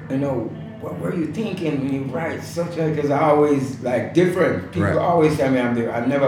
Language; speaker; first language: English; non-native, local second language; Jamaican Creole English